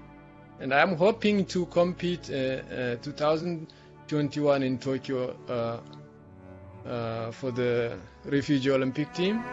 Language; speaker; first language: English; non-native, learner; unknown